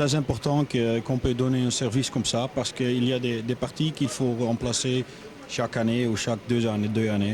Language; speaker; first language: French; non-native, fluent; Dutch